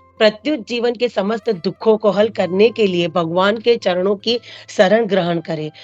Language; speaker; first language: Hindi; non-native, local second language; Marathi